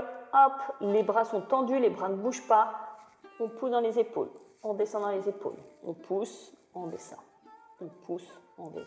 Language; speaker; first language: French; native; French